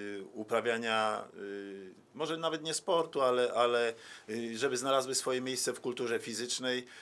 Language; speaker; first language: Polish; native; Polish